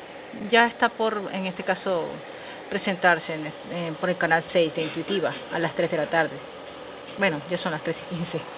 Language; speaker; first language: Spanish; native; Spanish